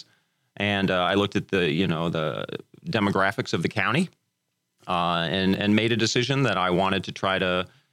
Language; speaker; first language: English; native; English